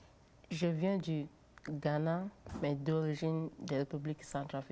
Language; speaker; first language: French; non-native, learner; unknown